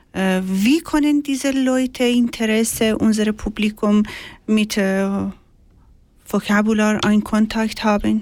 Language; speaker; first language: German; non-native, learner; Persian